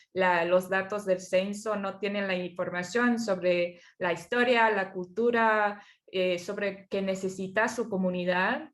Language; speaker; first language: Spanish; non-native, fluent; English